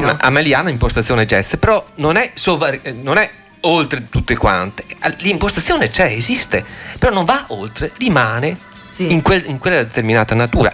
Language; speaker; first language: Italian; native; Italian